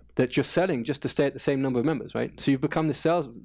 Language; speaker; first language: English; native; English